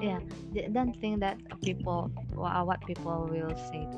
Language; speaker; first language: English; non-native, learner; Indonesian